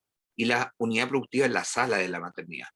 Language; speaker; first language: Spanish; native; Spanish